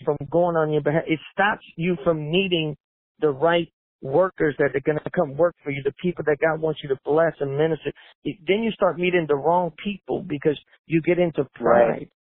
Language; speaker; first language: English; native; English